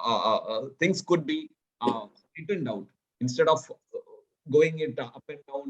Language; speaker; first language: English; non-native, local second language; Malayalam